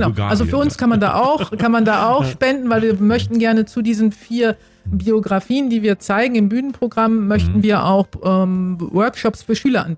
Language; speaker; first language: German; native; German